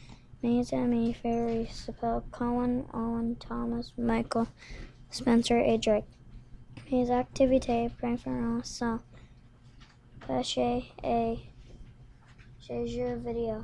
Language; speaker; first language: French; non-native, local second language; English